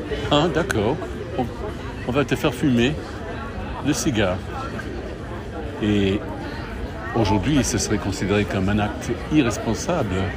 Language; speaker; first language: French; non-native, fluent; English